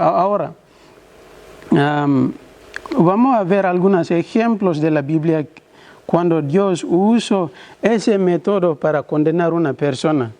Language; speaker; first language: Spanish; non-native, learner; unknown